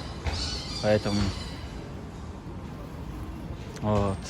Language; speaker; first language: Russian; non-native, learner; Tajik